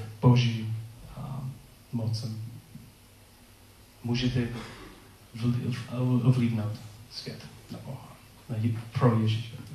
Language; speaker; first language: Czech; non-native, learner; English